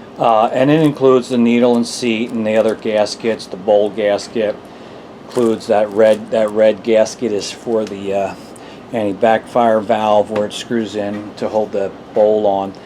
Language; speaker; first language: English; native; English